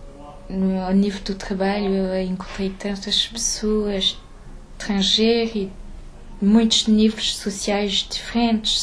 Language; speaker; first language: Portuguese; early bilingual, heritage; French